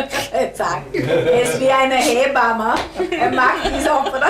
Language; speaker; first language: German; non-native, fluent; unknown